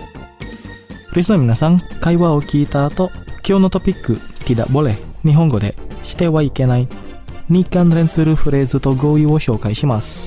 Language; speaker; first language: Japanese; non-native, fluent; Indonesian